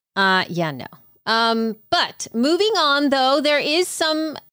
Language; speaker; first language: English; early bilingual, other home language; Spanish